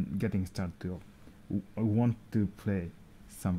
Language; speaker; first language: English; non-native, learner; Japanese